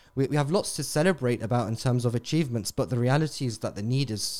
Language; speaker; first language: English; native; English